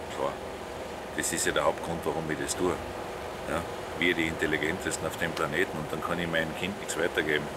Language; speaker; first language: German; native; German